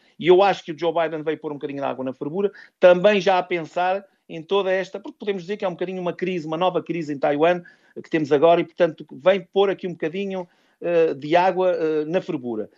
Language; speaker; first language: Portuguese; native; Portuguese